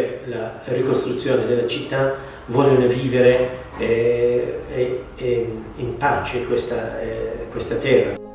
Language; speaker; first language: Italian; non-native, learner; Arabic